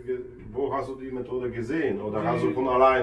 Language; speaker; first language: German; non-native, fluent; Polish